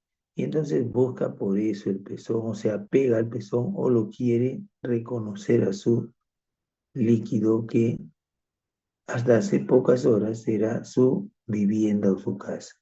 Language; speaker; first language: Spanish; native; Spanish